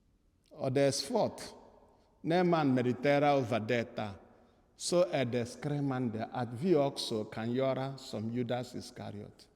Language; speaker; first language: Swedish; non-native, fluent; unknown